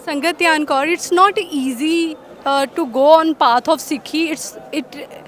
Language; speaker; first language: English; non-native, local second language; Punjabi